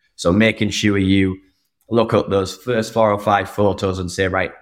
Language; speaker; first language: English; native; English